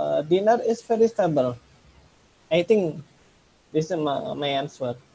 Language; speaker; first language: English; non-native, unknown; Indonesian